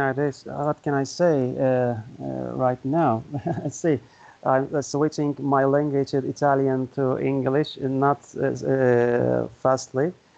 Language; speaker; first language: English; non-native, learner; Turkish